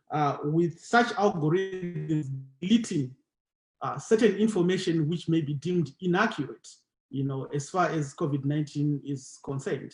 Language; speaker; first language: English; non-native, local second language; Shona